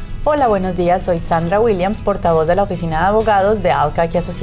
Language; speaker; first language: Spanish; native; Spanish